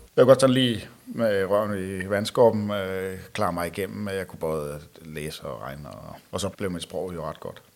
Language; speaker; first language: Danish; native; Danish